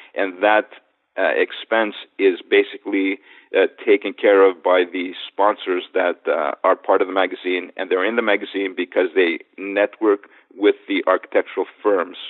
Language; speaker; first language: English; native; English